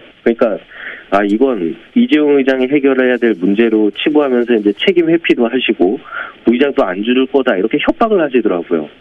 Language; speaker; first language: Korean; native; Korean